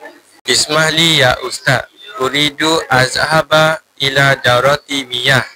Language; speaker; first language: Arabic; non-native, learner; Malay